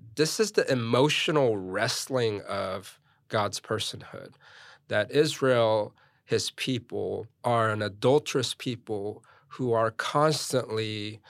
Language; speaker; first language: English; early bilingual, other home language; Korean